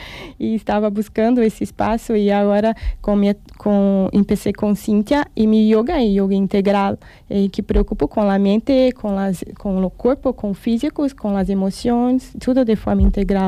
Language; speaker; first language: Spanish; non-native, fluent; Portuguese